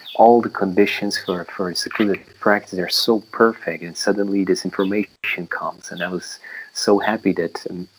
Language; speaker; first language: English; non-native, fluent; Polish